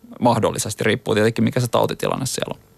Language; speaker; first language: Finnish; native; Finnish